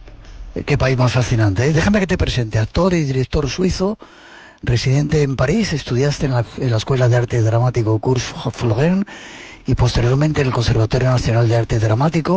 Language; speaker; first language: Spanish; native; Spanish